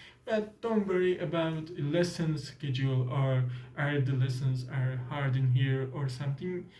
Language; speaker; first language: English; non-native, learner; Turkish